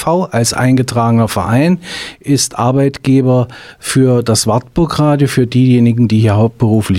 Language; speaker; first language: German; native; German